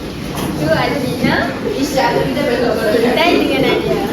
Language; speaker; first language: Malay; native; Malay